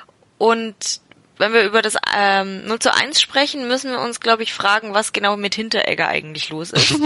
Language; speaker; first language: German; native; German